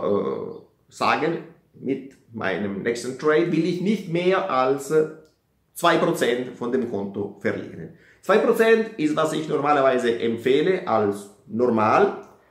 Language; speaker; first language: German; non-native, fluent; Italian